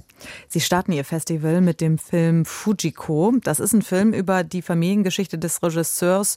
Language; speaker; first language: German; native; German